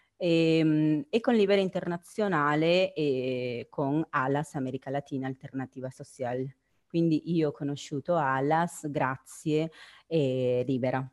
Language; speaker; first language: Italian; non-native, fluent; Spanish